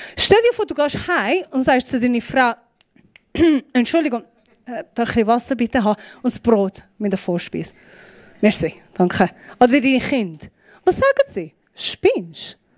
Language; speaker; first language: German; non-native, fluent; Persian